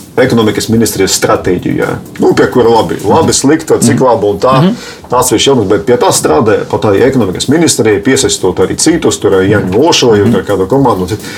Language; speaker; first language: Latvian; non-native, local second language; Russian